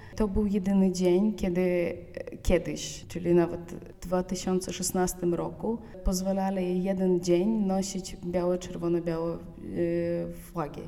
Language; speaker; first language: Polish; non-native, fluent; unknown